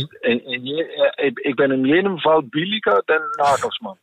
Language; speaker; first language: German; non-native, fluent; Danish